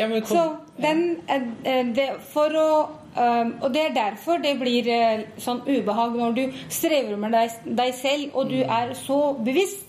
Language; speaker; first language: Norwegian; non-native, fluent; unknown